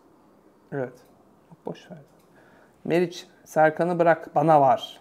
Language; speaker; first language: Turkish; native; Turkish